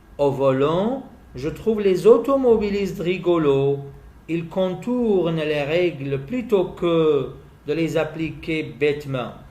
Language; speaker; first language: French; non-native, fluent; Arabic